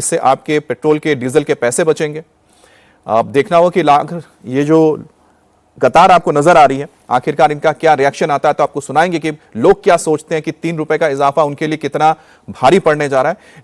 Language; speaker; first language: Hindi; native; Hindi